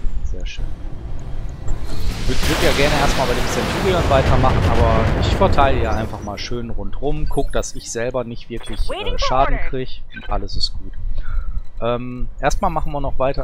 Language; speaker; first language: German; native; German